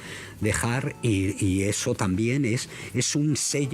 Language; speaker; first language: Spanish; native; Spanish